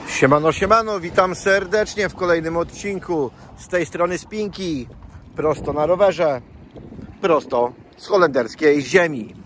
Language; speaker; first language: Polish; native; Polish